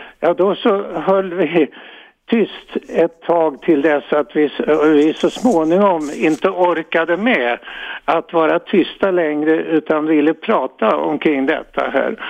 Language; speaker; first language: Swedish; native; Swedish